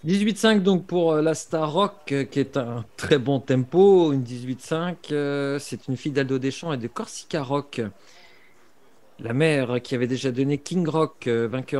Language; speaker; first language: French; native; French